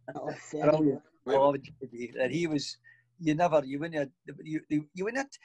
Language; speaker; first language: English; native; English